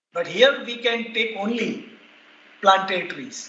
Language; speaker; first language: English; non-native, local second language; Gujarati